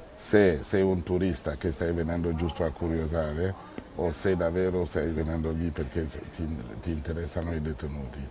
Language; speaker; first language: Italian; non-native, fluent; French